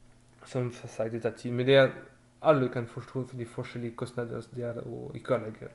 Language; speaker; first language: Norwegian; non-native, fluent; French